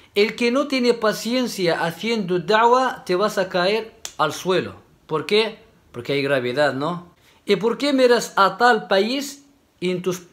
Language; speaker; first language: Spanish; non-native, fluent; Arabic